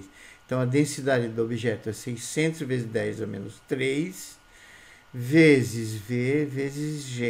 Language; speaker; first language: Portuguese; native; Portuguese